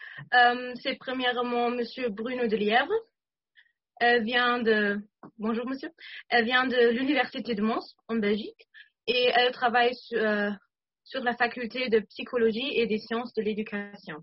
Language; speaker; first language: French; non-native, fluent; German